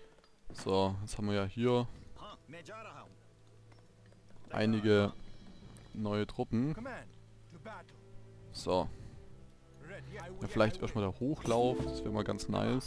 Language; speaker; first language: German; native; German